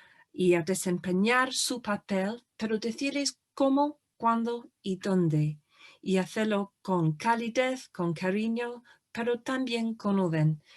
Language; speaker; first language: Spanish; non-native, fluent; English